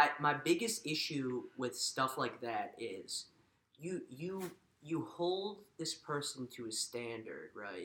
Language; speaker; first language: English; native; English